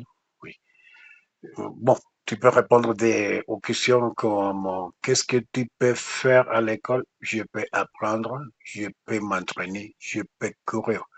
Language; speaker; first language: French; non-native, fluent; Spanish